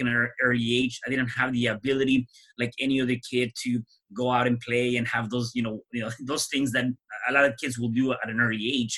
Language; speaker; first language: English; early bilingual, other home language; Spanish